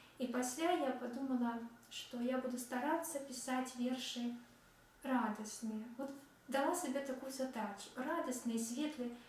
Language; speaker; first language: Belarusian; non-native, local second language; Russian